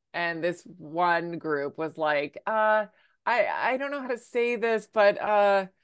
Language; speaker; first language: English; native; English